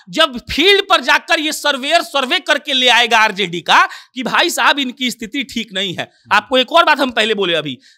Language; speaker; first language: Hindi; native; Hindi